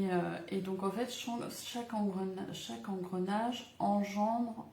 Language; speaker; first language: French; native; French